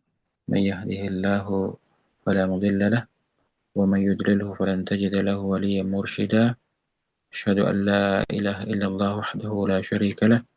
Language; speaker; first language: Arabic; non-native, fluent; Indonesian